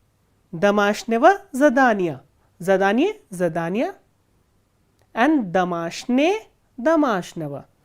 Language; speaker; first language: Russian; non-native, fluent; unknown